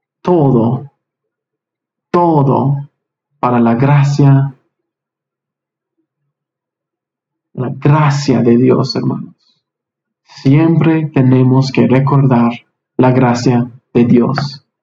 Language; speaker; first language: Spanish; non-native, fluent; English